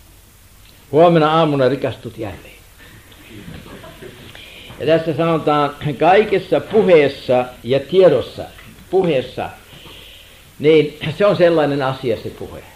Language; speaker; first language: Finnish; non-native, fluent; German